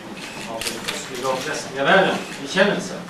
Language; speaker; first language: Swedish; native; Swedish